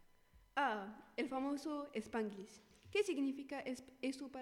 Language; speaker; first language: Spanish; non-native, learner; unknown